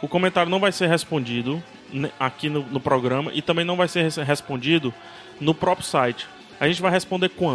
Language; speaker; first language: Portuguese; native; Portuguese